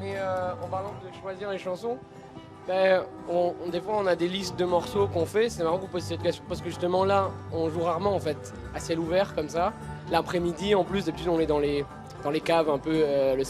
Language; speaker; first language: French; native; French